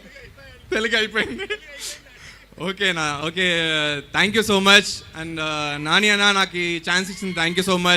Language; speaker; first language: Telugu; non-native, learner; Tamil